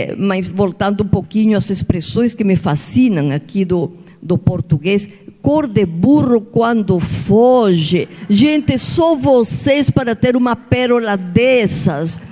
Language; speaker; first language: Portuguese; non-native, fluent; Spanish